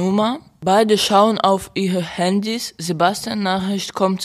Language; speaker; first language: German; non-native, learner; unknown